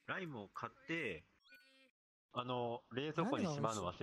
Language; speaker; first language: Japanese; native; Japanese